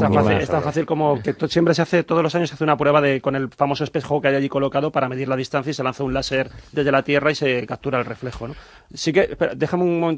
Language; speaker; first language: Spanish; native; Spanish